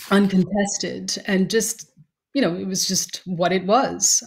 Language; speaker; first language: English; native; English